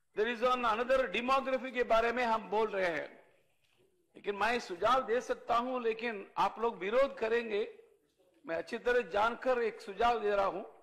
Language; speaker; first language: Hindi; non-native, local second language; Tamil